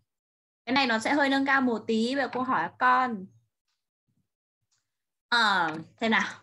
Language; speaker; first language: Vietnamese; native; Vietnamese